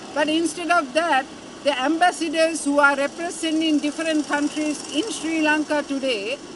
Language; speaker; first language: English; non-native, local second language; Sinhala